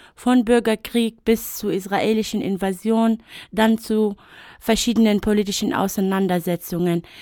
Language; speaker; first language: German; non-native, fluent; Arabic